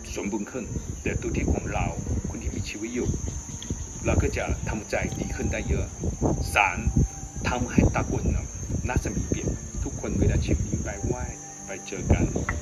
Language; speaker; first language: Thai; non-native, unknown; Chinese